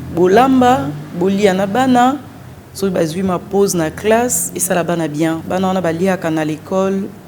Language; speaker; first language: Lingala; native; Lingala